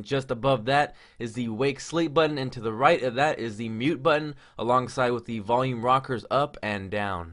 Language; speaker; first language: English; native; English